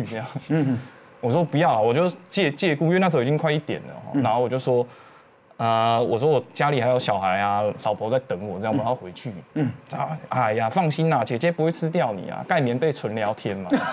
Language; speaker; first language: Chinese; native; Chinese